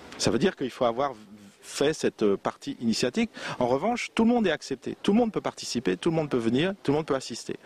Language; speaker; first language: French; non-native, local second language; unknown